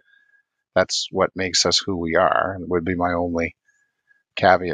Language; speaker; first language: English; native; English